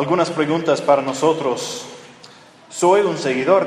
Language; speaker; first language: Spanish; non-native, fluent; English